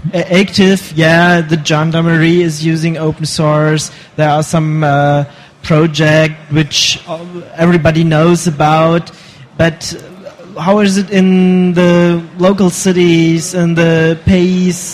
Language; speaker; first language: English; non-native, fluent; German